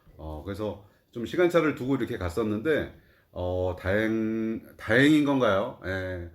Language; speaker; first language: Korean; native; Korean